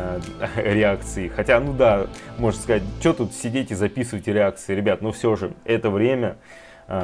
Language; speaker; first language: Russian; native; Russian